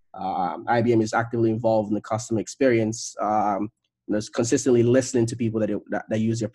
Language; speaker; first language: English; non-native, local second language; Igbo